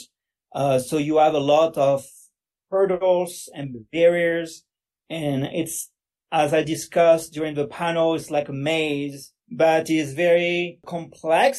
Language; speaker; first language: English; non-native, fluent; French